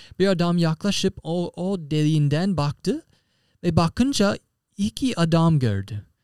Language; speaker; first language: Turkish; non-native, fluent; English